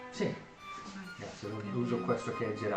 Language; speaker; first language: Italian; non-native, learner; English